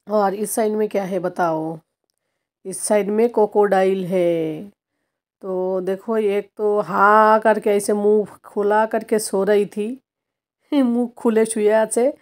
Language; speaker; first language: Hindi; non-native, local second language; Bangla